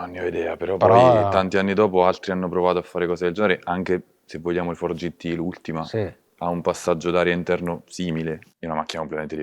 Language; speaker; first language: Italian; native; Italian